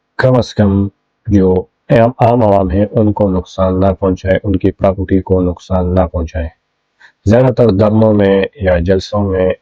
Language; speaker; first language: Urdu; non-native, local second language; Pashto